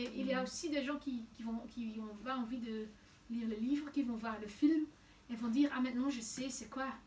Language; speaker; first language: French; non-native, local second language; Dutch